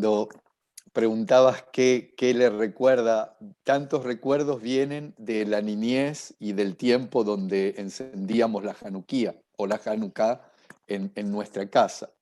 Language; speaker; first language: Spanish; native; Spanish